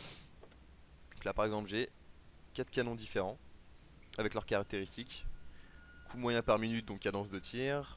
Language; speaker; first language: French; native; French